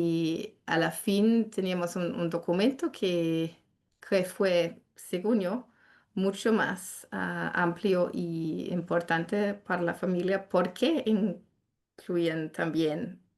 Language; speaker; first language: Spanish; non-native, fluent; English